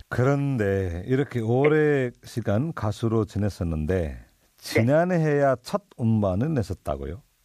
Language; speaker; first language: Korean; non-native, fluent; Nepali